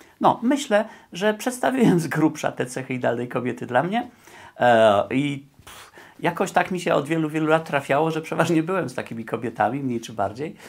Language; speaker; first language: Polish; native; Polish